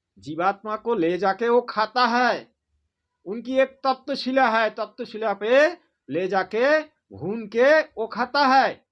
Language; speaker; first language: Hindi; non-native, local second language; Bangla